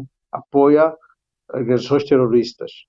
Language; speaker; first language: Portuguese; non-native, fluent; Hebrew